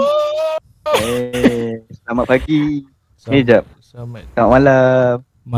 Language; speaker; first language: Malay; native; Malay